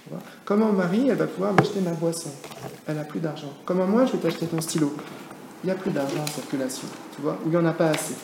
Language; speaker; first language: French; native; French